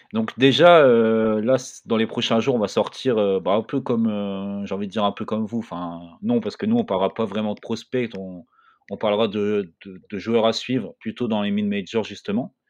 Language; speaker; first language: French; native; French